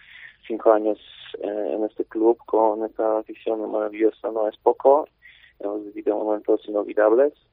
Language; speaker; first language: Spanish; non-native, fluent; Polish